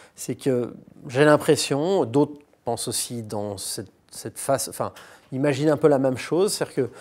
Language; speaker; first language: French; native; French